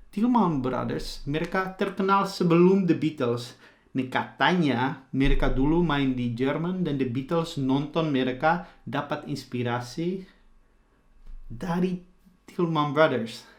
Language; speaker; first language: Indonesian; early bilingual, heritage; Dutch